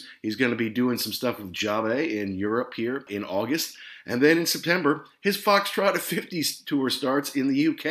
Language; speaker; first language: English; native; English